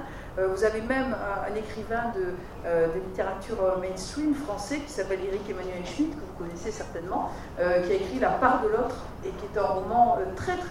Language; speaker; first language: French; native; French